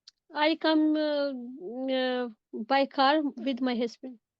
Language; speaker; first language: English; non-native, learner; Urdu